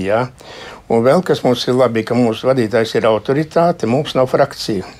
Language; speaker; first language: Latvian; native; Latvian